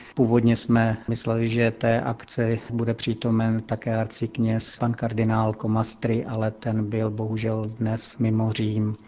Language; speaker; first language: Czech; native; Czech